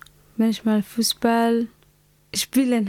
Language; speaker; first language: German; non-native, learner; Somali